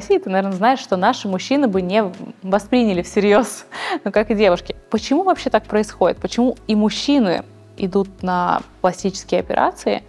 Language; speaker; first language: Russian; native; Russian